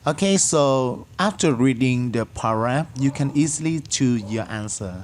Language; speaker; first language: English; non-native, fluent; Vietnamese